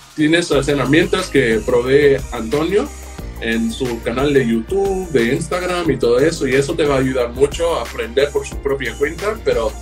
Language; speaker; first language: Spanish; non-native, fluent; English